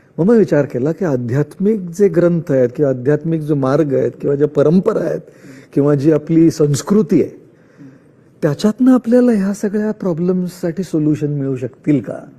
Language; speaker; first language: Marathi; non-native, local second language; Marwari